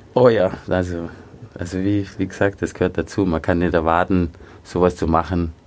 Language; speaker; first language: German; early bilingual, other home language; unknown